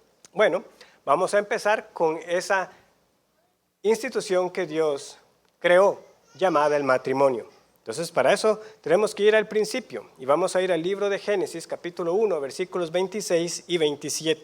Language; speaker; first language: Spanish; native; Spanish